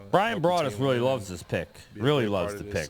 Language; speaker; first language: English; native; English